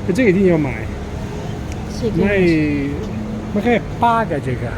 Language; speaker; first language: Chinese; non-native, fluent; Italian